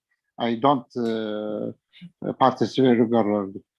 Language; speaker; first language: English; non-native, learner; Arabic